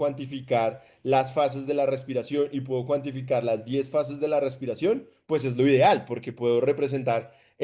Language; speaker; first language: Spanish; native; Spanish